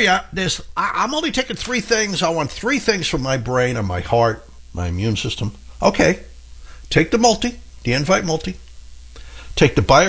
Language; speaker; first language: English; native; English